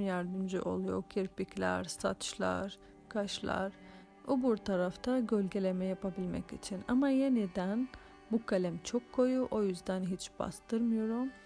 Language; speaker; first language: Turkish; non-native, fluent; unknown